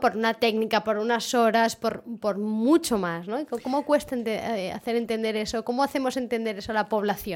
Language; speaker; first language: Spanish; non-native, local second language; Catalan